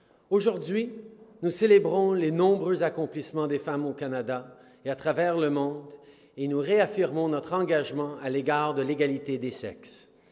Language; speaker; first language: French; native; French